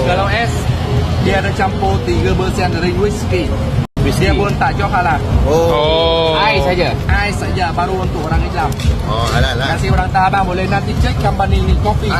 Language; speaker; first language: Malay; non-native, learner; Vietnamese